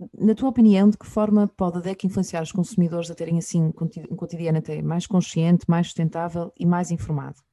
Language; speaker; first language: Portuguese; native; Portuguese